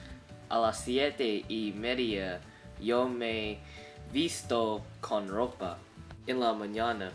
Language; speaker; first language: Spanish; non-native, learner; English